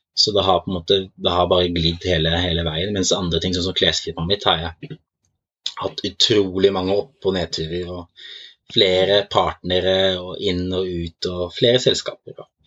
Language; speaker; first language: Norwegian; native; Norwegian